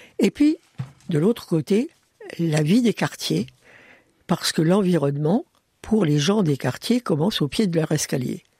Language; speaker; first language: French; early bilingual, other home language; Hungarian